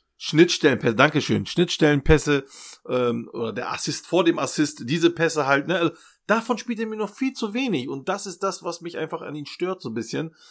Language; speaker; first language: German; early bilingual, other home language; Turkish